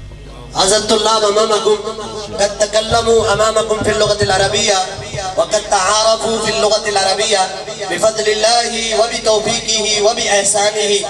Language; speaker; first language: Arabic; non-native, fluent; Urdu